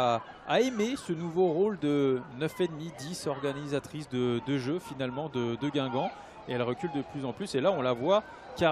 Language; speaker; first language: French; native; French